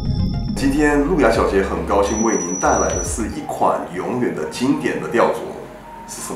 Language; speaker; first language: Chinese; native; Chinese